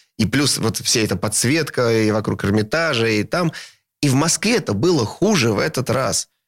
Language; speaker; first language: Russian; native; Russian